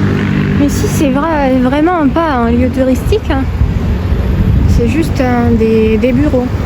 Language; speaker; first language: French; non-native, fluent; Russian